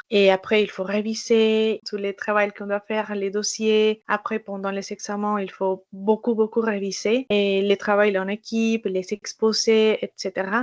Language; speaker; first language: French; non-native, fluent; Spanish